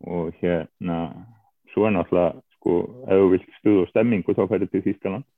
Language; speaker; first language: Icelandic; native; Icelandic